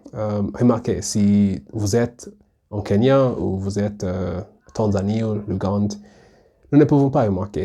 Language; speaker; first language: French; non-native, learner; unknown